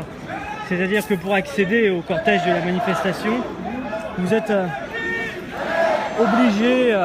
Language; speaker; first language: French; native; French